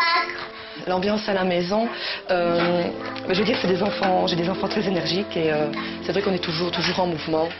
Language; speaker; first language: French; native; French